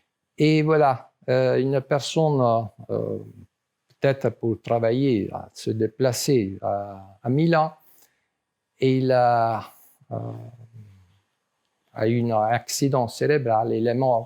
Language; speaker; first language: French; non-native, learner; Italian